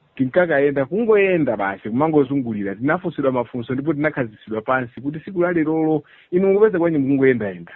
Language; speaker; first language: Nyanja; native; Nyanja